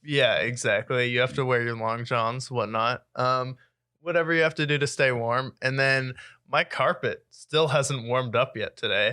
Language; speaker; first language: English; native; English